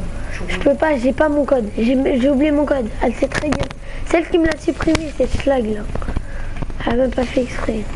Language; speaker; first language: French; native; French